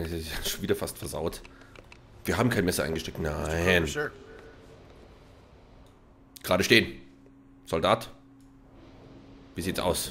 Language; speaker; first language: German; native; German